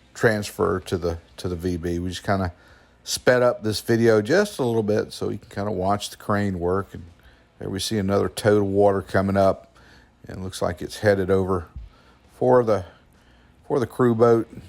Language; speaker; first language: English; native; English